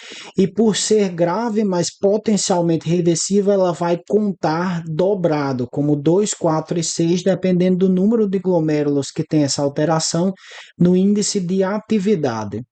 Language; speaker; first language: Portuguese; native; Portuguese